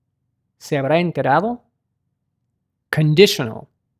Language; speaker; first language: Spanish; non-native, learner; English